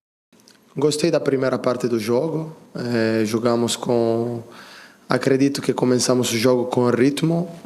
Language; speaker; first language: Portuguese; non-native, fluent; Italian